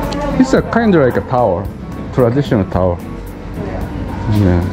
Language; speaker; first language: English; non-native, learner; Japanese